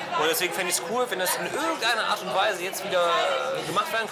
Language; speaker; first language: German; native; German